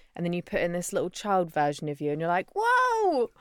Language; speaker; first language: English; native; English